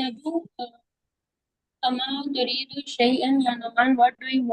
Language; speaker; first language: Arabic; non-native, learner; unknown